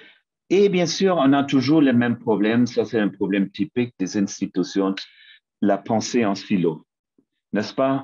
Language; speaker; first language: French; non-native, fluent; German